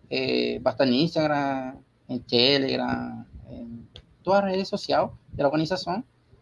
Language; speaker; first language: Portuguese; non-native, learner; Spanish